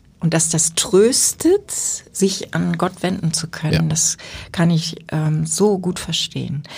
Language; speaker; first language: German; native; German